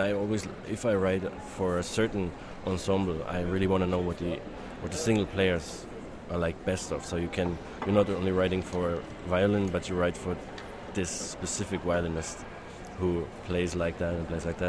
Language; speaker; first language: English; non-native, fluent; German